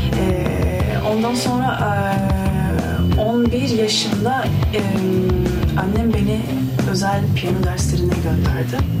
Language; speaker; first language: Turkish; early bilingual, heritage; Turkish